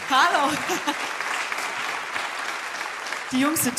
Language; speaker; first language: German; native; German